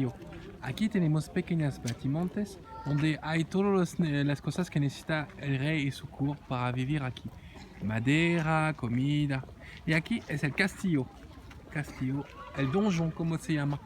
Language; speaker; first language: Spanish; non-native, learner; French